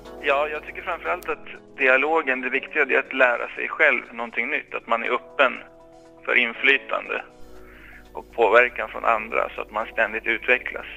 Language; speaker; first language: Swedish; non-native, local second language; Finnish